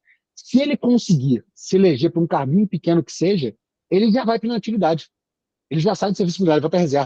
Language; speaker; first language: Portuguese; native; Portuguese